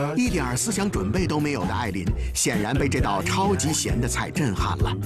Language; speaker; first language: Chinese; native; Chinese